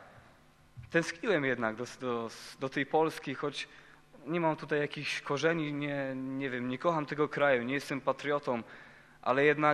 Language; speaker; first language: Polish; native; Polish